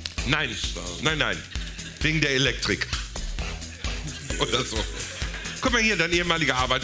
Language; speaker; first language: German; native; German